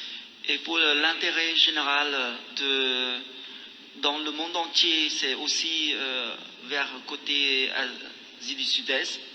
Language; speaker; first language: French; non-native, fluent; Khmer